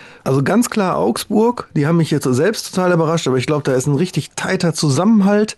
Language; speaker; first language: German; native; German